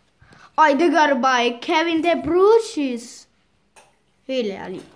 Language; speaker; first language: Danish; early bilingual, other home language; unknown